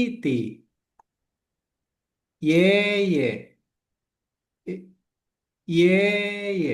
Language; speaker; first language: Chinese; non-native, learner; Indonesian